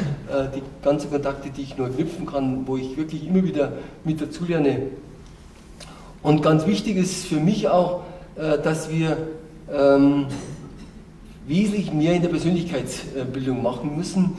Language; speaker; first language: German; native; German